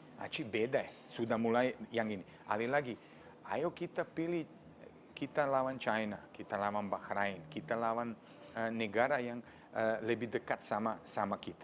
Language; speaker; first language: Indonesian; non-native, fluent; Serbian